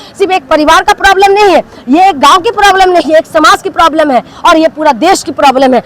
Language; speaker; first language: Hindi; non-native, local second language; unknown